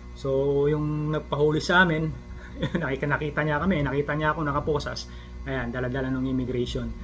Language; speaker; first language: Filipino; native; Filipino